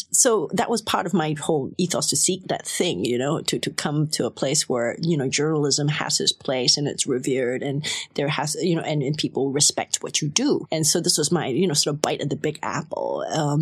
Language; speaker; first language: English; non-native, local second language; Cantonese